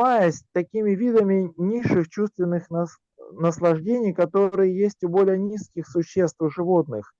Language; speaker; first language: Russian; native; Russian